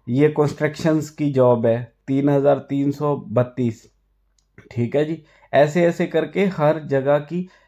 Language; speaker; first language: Hindi; non-native, local second language; Punjabi